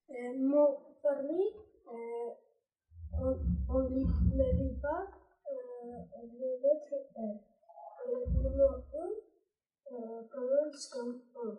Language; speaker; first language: French; non-native, learner; Ukrainian